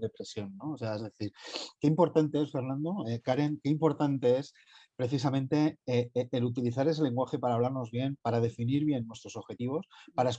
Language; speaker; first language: Spanish; native; Spanish